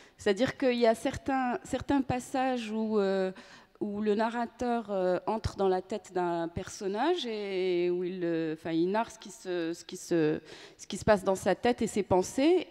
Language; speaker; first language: French; native; French